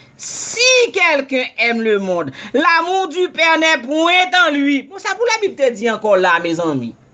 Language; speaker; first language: Haitian Creole; native; Haitian Creole